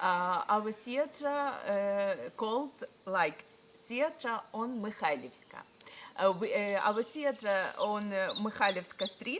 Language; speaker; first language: English; non-native, learner; Ukrainian